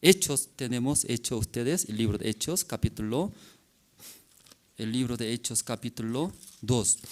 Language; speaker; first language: Spanish; non-native, learner; Korean